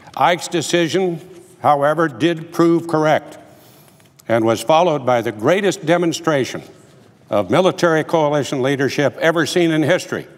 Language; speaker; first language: English; native; English